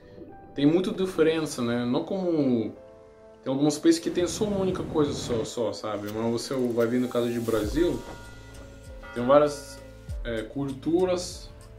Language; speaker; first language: Portuguese; non-native, learner; Russian